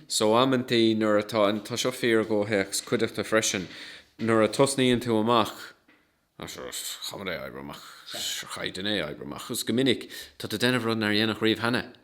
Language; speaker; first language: Irish; non-native, local second language; English